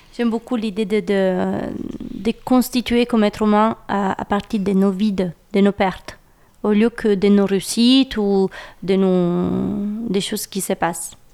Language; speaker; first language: French; non-native, fluent; Italian